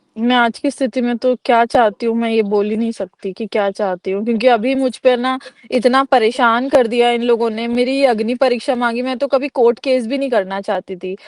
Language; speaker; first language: Hindi; native; Hindi